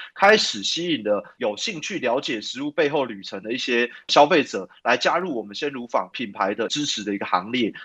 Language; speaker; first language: Chinese; native; Chinese